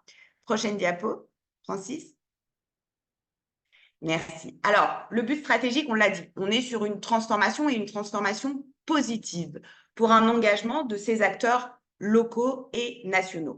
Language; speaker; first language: French; native; French